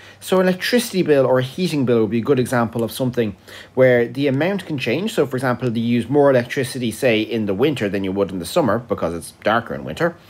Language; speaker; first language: English; native; English